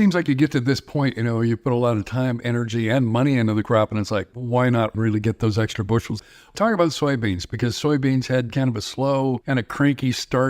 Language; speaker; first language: English; native; English